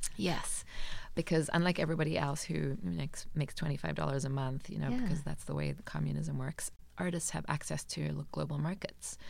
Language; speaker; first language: English; native; English